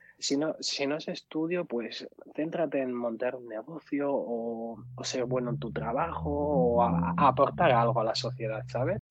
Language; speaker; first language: Spanish; early bilingual, other home language; Arabic